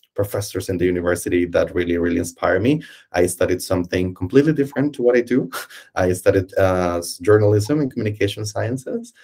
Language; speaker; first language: English; non-native, fluent; Spanish